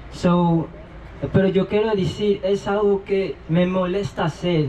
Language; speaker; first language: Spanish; non-native, learner; Portuguese